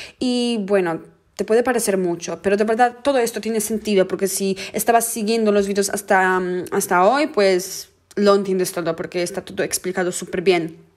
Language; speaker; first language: Spanish; non-native, fluent; Polish